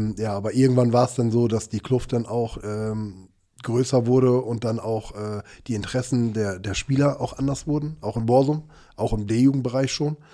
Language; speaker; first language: German; early bilingual, other home language; Turkish